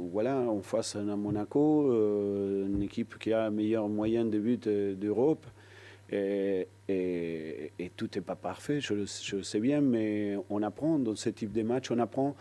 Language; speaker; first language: French; non-native, fluent; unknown